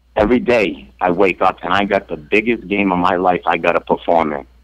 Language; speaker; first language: English; native; English